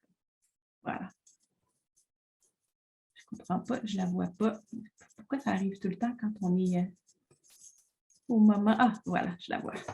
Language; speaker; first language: French; native; French